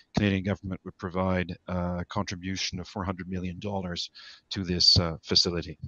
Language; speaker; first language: English; native; English